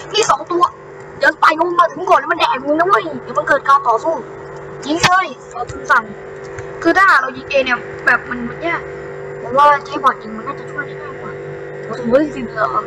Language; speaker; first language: Thai; native; Thai